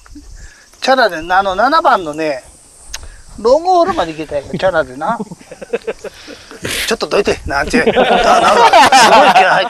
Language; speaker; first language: Japanese; native; Japanese